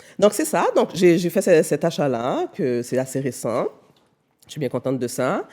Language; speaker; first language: French; native; French